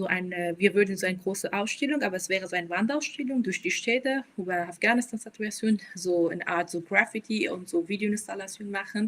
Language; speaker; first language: German; non-native, fluent; Persian